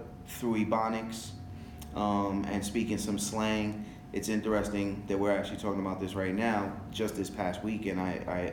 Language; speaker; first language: English; early bilingual, other home language; French